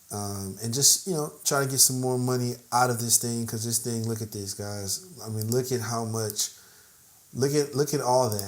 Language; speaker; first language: English; native; English